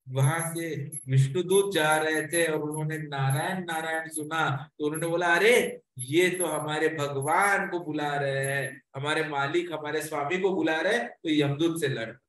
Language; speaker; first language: Hindi; non-native, local second language; Marathi